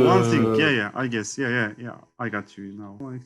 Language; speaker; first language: English; non-native, learner; Turkish